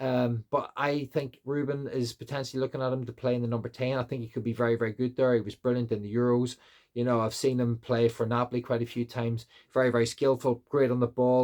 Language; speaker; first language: English; native; English